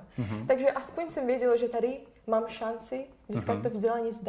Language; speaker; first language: Czech; non-native, fluent; Russian